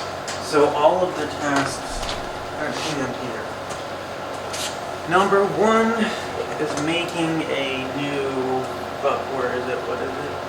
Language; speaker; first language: English; native; English